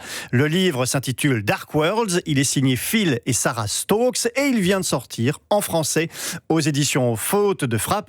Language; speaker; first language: French; native; French